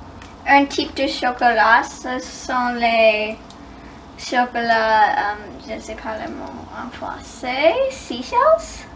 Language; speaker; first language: French; non-native, learner; English